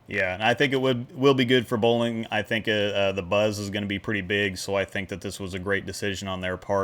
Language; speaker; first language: English; native; English